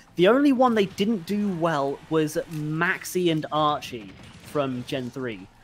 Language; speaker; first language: English; native; English